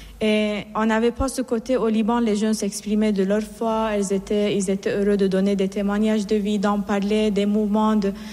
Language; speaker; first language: French; non-native, fluent; Persian